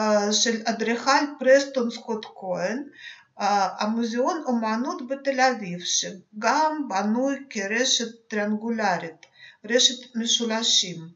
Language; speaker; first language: Hebrew; non-native, fluent; Russian